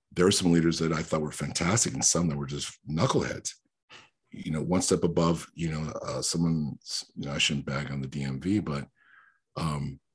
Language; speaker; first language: English; early bilingual, other home language; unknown